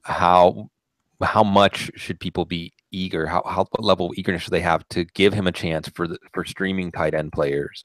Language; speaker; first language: English; native; English